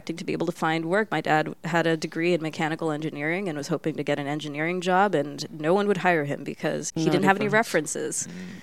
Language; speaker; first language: English; early bilingual, other home language; Spanish